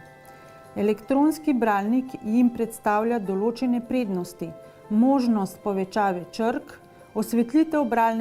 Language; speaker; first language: Slovenian; native; Slovenian